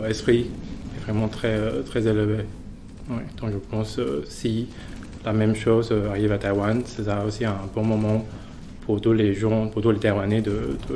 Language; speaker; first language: French; non-native, fluent; Chinese